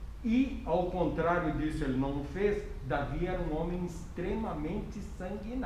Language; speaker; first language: Portuguese; native; Portuguese